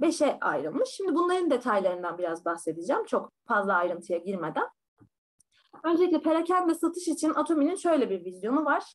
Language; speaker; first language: Turkish; native; Turkish